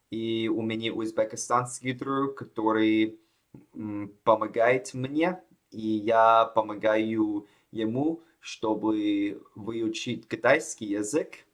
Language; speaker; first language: Russian; non-native, learner; Chinese